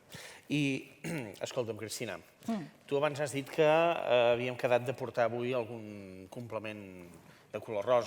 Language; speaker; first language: Catalan; native; Catalan